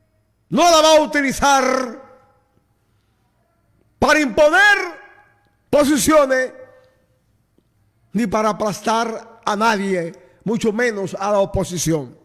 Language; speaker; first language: Spanish; native; Spanish